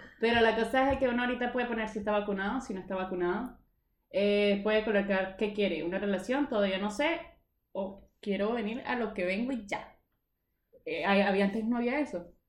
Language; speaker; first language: Spanish; native; Spanish